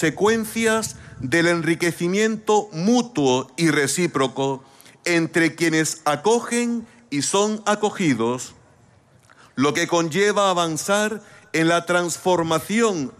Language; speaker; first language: Spanish; native; Spanish